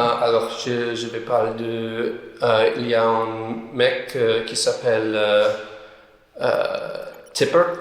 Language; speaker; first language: French; non-native, learner; English